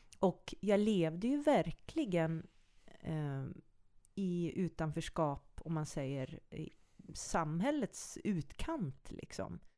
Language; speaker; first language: Swedish; native; Swedish